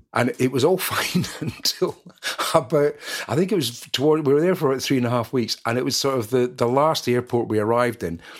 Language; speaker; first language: English; native; English